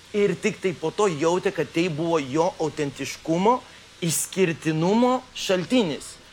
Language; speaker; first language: Lithuanian; early bilingual, heritage; Lithuanian